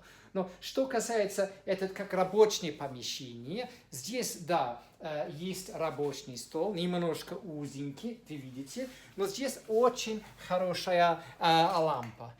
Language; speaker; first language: Russian; non-native, fluent; English